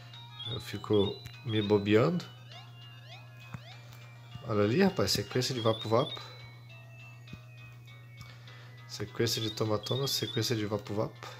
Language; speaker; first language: Portuguese; native; Portuguese